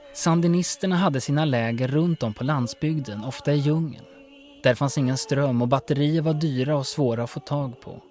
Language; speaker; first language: Swedish; native; Swedish